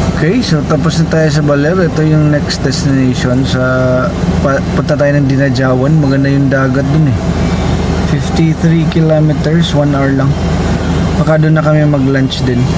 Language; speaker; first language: Filipino; native; Filipino